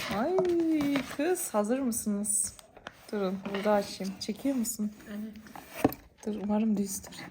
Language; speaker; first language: Turkish; early bilingual, heritage; Turkish